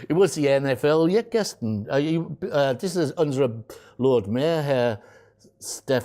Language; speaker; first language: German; non-native, fluent; English